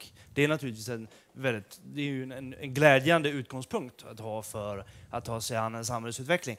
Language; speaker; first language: Swedish; native; Swedish